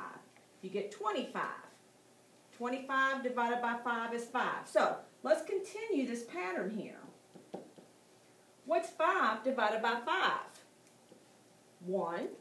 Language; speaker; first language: English; native; English